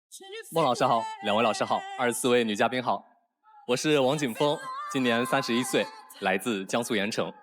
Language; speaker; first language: Chinese; native; Chinese